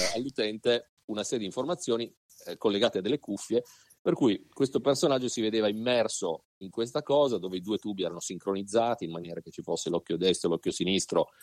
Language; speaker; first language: Italian; native; Italian